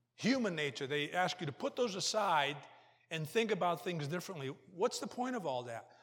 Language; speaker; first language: English; early bilingual, other home language; Portuguese